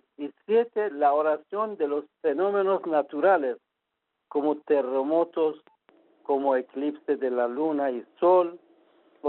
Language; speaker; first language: Spanish; non-native, fluent; Persian